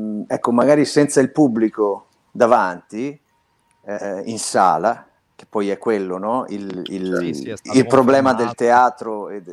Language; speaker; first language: Italian; native; Italian